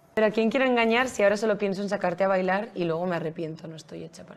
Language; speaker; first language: Spanish; native; Spanish